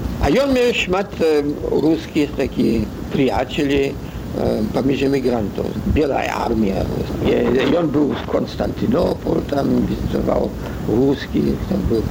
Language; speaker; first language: Russian; non-native, learner; French